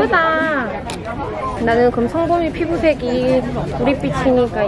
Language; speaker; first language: Korean; native; Korean